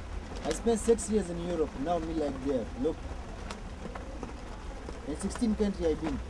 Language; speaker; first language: English; non-native, learner; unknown